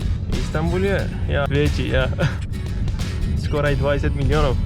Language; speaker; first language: Slovenian; non-native, learner; Turkish